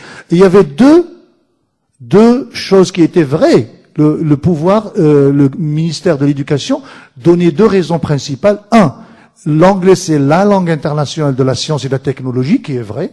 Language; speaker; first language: French; non-native, local second language; Arabic